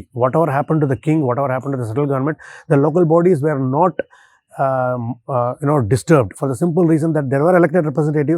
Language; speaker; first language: English; non-native, local second language; Tamil